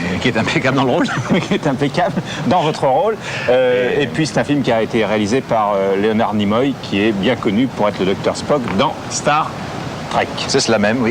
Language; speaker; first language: French; native; French